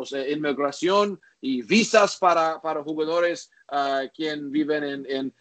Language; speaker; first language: Spanish; non-native, learner; English